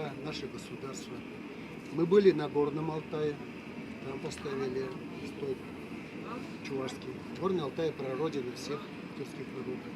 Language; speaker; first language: Russian; non-native, local second language; Chuvash